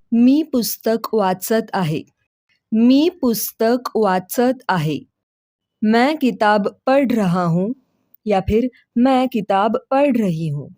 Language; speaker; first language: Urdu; non-native, local second language; Marathi